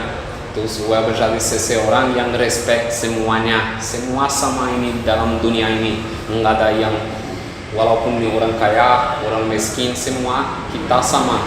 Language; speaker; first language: Indonesian; non-native, fluent; Portuguese